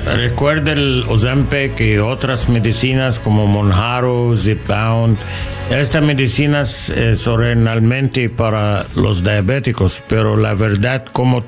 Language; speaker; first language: Spanish; non-native, learner; English